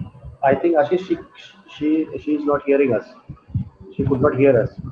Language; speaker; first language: English; non-native, local second language; Bangla